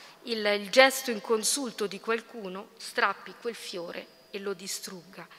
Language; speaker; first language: Italian; native; Italian